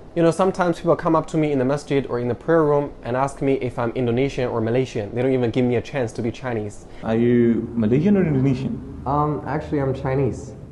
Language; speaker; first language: English; non-native, fluent; Chinese